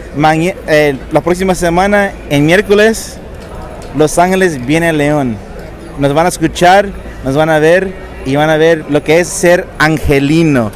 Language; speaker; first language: Spanish; early bilingual, heritage; Spanish